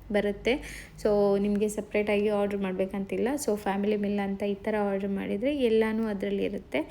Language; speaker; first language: Kannada; non-native, local second language; Tulu